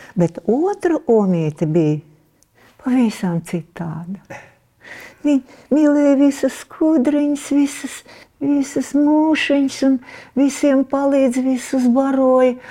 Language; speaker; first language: Latvian; non-native, local second language; Russian